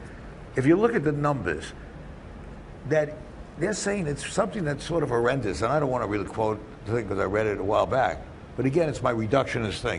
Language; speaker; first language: English; native; English